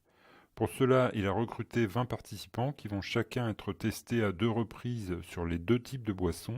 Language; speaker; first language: French; native; French